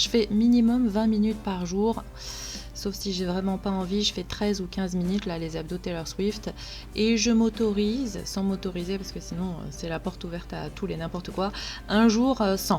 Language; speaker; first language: French; native; French